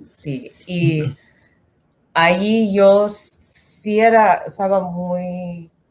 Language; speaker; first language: Spanish; non-native, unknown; English